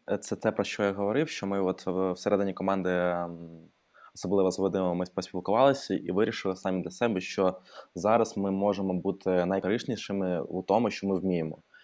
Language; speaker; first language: Ukrainian; non-native, local second language; Russian